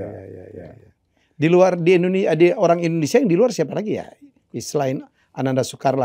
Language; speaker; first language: Indonesian; native; Indonesian